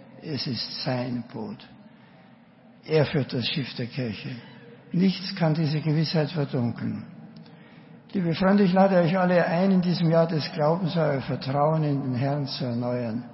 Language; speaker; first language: German; native; German